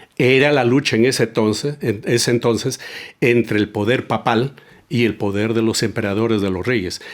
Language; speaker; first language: Spanish; native; Spanish